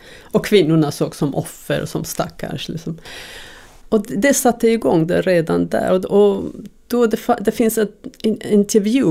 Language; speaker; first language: Swedish; non-native, fluent; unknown